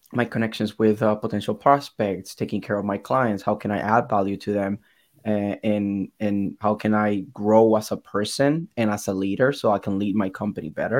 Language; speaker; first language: English; non-native, fluent; Spanish